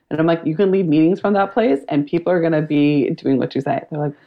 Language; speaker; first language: English; native; English